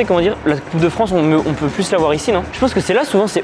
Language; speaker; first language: French; native; French